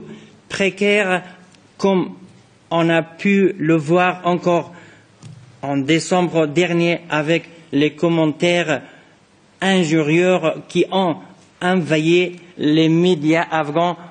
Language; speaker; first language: French; non-native, fluent; Persian